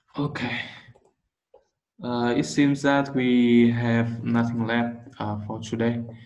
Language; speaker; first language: English; non-native, learner; Vietnamese